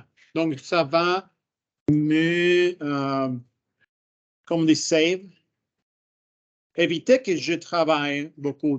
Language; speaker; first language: French; non-native, fluent; Spanish